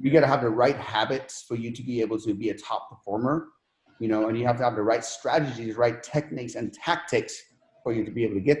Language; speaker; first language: English; non-native, fluent; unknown